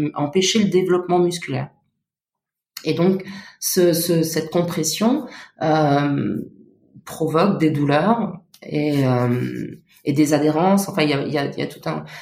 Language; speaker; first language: French; native; French